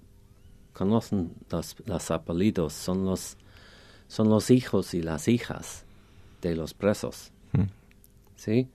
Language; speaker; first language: Spanish; non-native, fluent; English